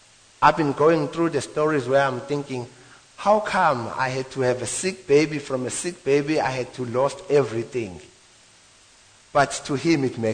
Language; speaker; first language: English; non-native, local second language; Zulu